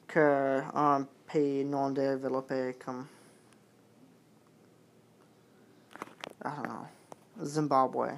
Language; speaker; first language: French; non-native, learner; English